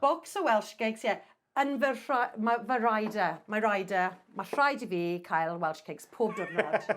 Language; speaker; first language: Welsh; non-native, local second language; English